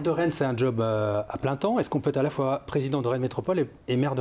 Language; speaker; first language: French; native; French